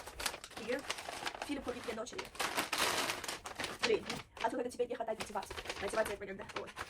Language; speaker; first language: Russian; non-native, local second language; Uzbek